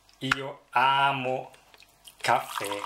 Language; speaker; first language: Portuguese; non-native, fluent; German